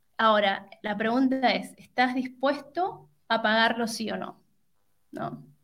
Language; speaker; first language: Spanish; native; Spanish